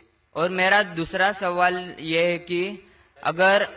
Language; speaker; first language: Hindi; non-native, local second language; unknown